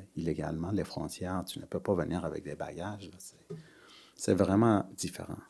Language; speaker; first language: French; early bilingual, other home language; Persian